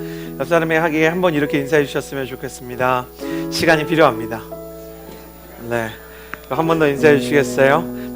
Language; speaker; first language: Korean; native; Korean